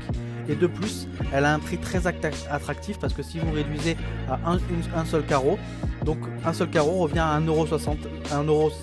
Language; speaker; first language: French; native; French